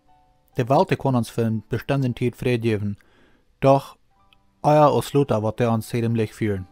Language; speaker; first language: German; non-native, learner; Plautdietsch